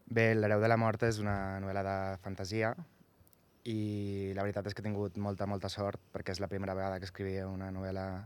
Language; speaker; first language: Catalan; native; Catalan